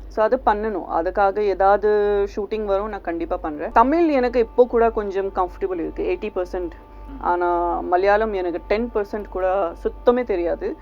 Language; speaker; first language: Tamil; non-native, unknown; Gujarati